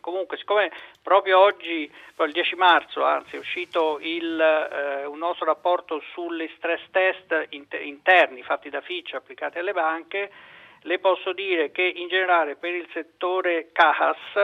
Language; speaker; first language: Italian; native; Italian